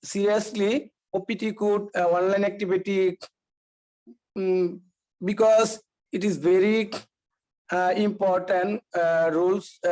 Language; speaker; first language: English; non-native, learner; Bangla